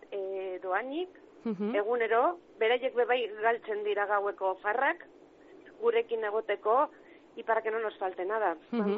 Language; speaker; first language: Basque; non-native, local second language; Spanish